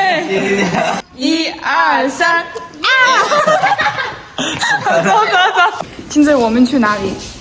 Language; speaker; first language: Chinese; non-native, learner; Mongolian